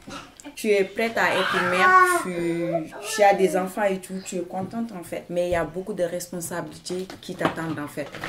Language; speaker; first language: French; non-native, fluent; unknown